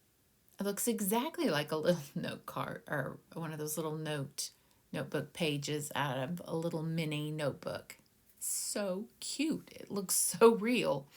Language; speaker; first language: English; native; English